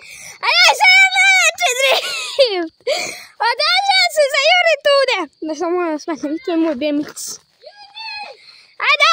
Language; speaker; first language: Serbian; early bilingual, heritage; Croatian